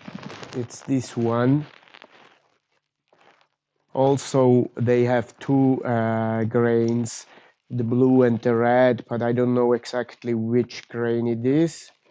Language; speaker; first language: English; non-native, fluent; Italian